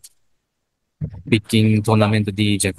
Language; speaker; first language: Indonesian; non-native, learner; Japanese